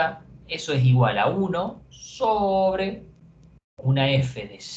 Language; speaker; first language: Spanish; native; Spanish